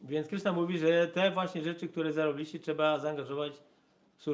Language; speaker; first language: Polish; native; Polish